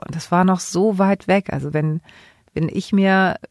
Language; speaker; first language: German; early bilingual, other home language; Greek